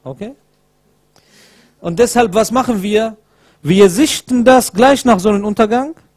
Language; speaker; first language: German; non-native, fluent; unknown